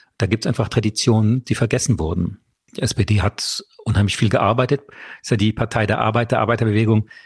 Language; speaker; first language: German; early bilingual, other home language; French